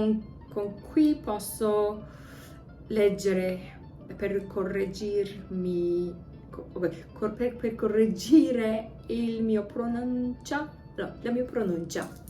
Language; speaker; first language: Italian; non-native, learner; English